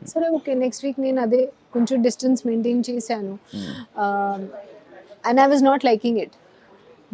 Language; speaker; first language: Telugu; non-native, learner; Hindi